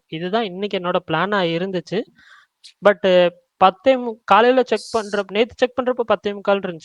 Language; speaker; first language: Tamil; native; Tamil